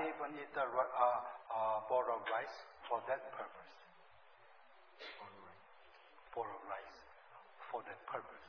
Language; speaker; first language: English; non-native, learner; Korean